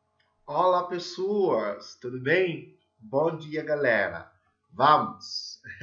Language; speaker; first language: Portuguese; non-native, fluent; English